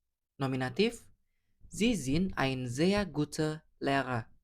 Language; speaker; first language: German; non-native, fluent; Indonesian